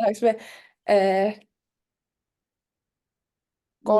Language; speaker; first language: Finnish; non-native, local second language; Swedish